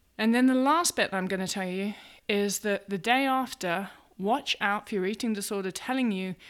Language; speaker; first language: English; native; English